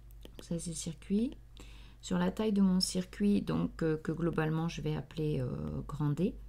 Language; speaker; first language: French; native; French